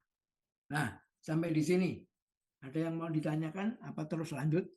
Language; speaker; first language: Indonesian; native; Indonesian